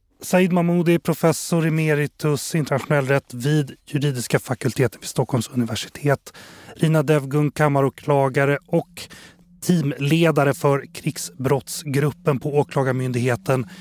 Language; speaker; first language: Swedish; native; Swedish